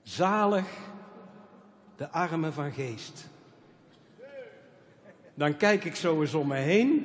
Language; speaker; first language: Dutch; native; Dutch